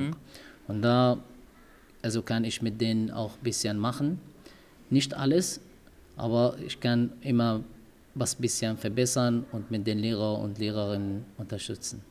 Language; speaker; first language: German; non-native, learner; Arabic